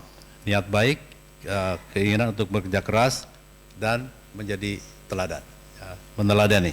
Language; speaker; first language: Indonesian; native; Indonesian